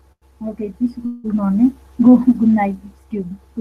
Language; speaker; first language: English; non-native, learner; Spanish